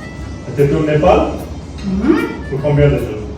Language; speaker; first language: French; non-native, learner; Hindi